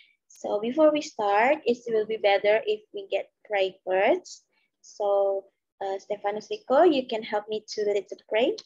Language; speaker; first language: English; non-native, learner; Indonesian